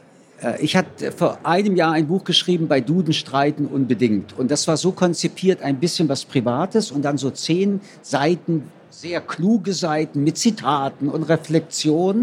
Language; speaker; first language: German; early bilingual, other home language; French